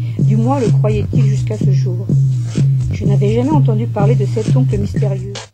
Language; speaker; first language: French; non-native, fluent; Portuguese